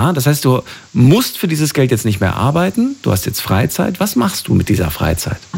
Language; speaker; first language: German; native; German